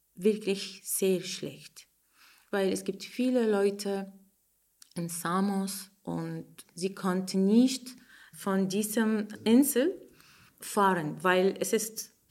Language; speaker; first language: German; non-native, learner; Arabic